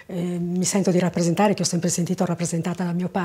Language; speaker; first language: Italian; native; Italian